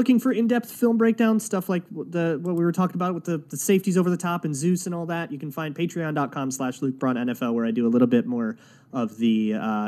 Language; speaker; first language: English; native; English